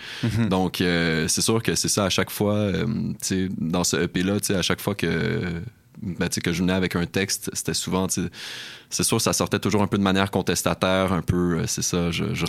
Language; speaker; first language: French; native; French